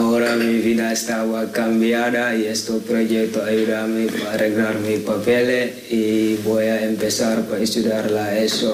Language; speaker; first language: Spanish; non-native, learner; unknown